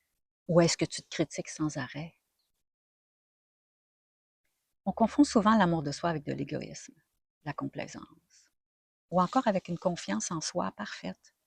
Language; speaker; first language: French; native; French